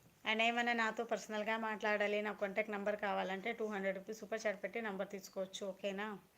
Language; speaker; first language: Telugu; non-native, local second language; Kannada